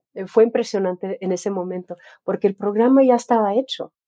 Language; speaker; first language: Spanish; native; Spanish